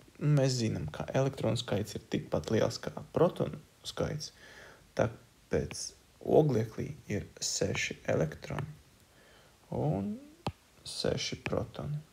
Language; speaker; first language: Latvian; non-native, local second language; Russian